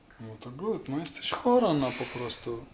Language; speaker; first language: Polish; non-native, learner; Turkish